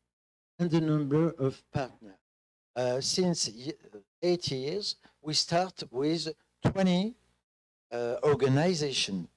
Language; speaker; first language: English; non-native, fluent; French